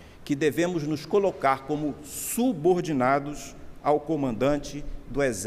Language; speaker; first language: Portuguese; native; Portuguese